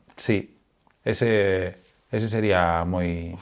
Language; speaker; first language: Spanish; non-native, local second language; Galician